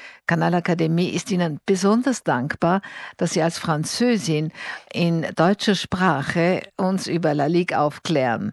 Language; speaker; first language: German; native; German